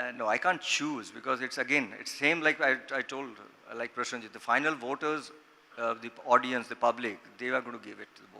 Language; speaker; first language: English; non-native, local second language; Bangla